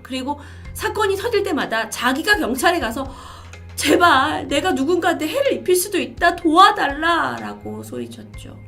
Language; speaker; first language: Korean; native; Korean